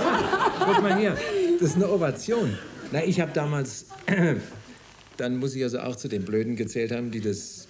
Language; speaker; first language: German; native; German